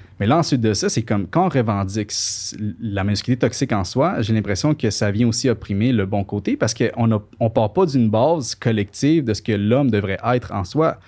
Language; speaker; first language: French; early bilingual, other home language; Spanish